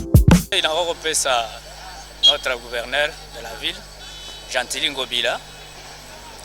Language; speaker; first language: French; non-native, local second language; Lingala